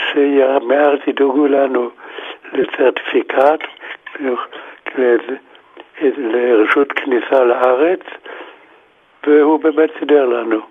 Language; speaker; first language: Hebrew; non-native, fluent; German